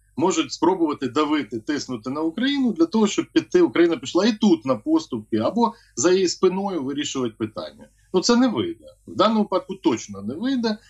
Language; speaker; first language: Ukrainian; native; Ukrainian